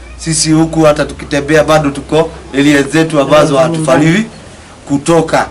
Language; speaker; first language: Swahili; non-native, local second language; Kikuyu